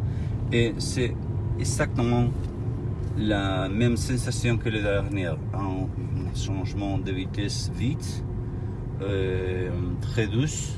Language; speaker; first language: French; non-native, learner; Spanish